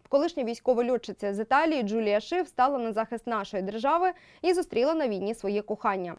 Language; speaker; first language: Ukrainian; native; Ukrainian